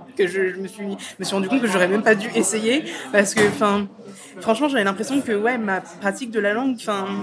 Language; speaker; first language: French; native; French